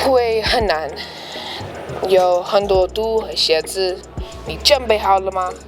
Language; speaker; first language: Chinese; non-native, learner; English